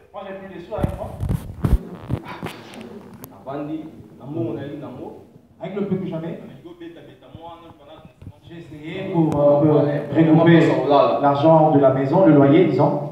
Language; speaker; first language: French; non-native, local second language; Lingala